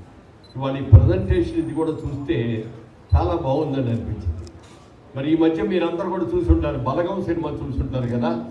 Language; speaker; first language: Telugu; native; Telugu